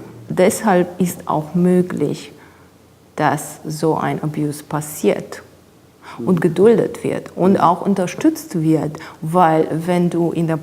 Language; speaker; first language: German; non-native, fluent; Romanian